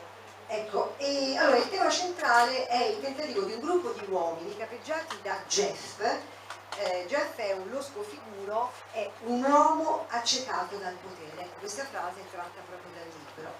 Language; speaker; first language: Italian; native; Italian